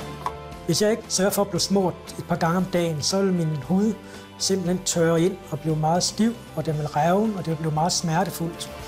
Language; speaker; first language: Danish; native; Danish